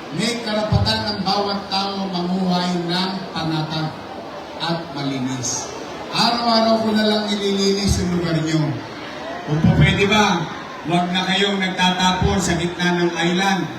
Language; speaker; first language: Filipino; native; Filipino